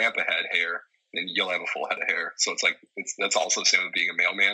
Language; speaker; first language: English; native; English